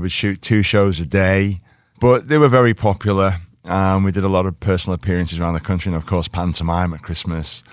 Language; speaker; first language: English; native; English